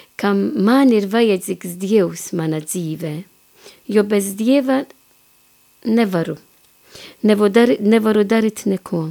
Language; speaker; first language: Latvian; non-native, fluent; Maltese